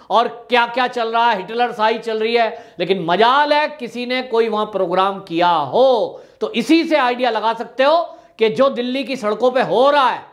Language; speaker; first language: Hindi; native; Hindi